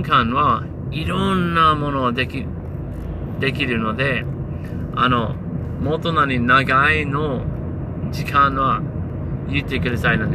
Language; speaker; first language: Japanese; non-native, learner; English